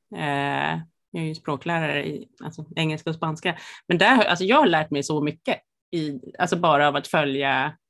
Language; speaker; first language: Swedish; native; Swedish